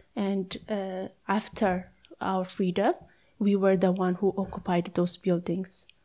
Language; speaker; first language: English; non-native, fluent; Amharic